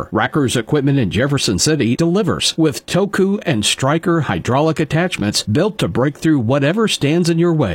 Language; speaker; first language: English; native; English